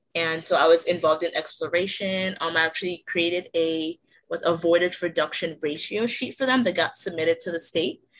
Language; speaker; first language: English; native; English